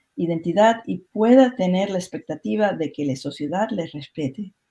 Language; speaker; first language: Spanish; early bilingual, other home language; English